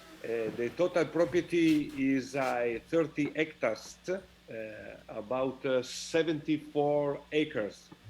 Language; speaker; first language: English; non-native, learner; Italian